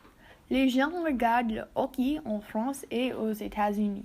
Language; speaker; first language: French; non-native, learner; English